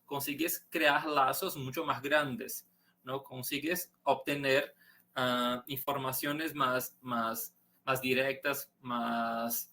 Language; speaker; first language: Spanish; non-native, fluent; Portuguese